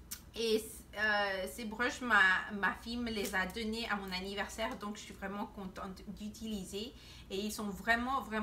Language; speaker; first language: French; non-native, fluent; Spanish